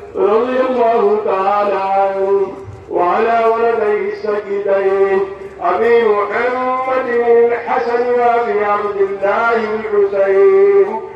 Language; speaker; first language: Arabic; non-native, fluent; Urdu